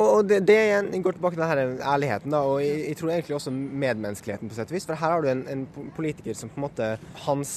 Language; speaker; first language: Norwegian; native; Norwegian